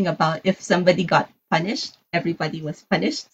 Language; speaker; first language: English; non-native, local second language; Filipino